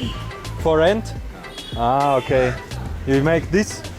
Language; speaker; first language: English; non-native, learner; Russian